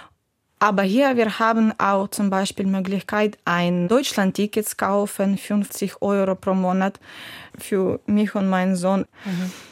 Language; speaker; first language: German; non-native, learner; Ukrainian